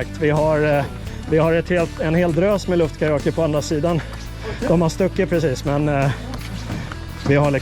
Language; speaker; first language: Swedish; native; Swedish